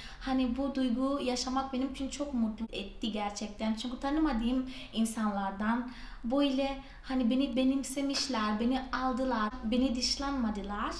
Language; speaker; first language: Turkish; non-native, fluent; Portuguese